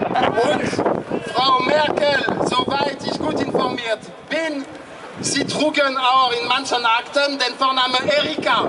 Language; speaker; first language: German; non-native, fluent; French